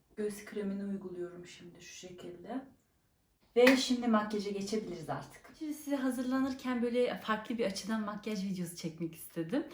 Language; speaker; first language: Turkish; native; Turkish